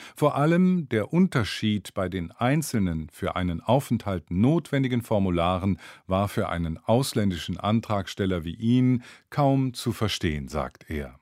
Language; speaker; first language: German; native; German